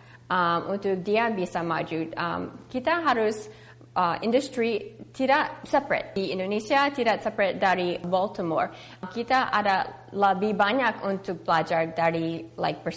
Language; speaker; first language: Indonesian; early bilingual, heritage; English